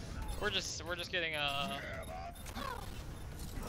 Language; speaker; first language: English; native; English